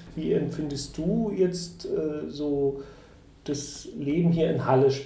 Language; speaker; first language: German; native; German